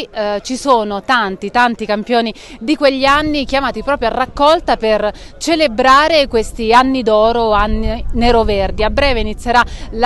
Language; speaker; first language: Italian; native; Italian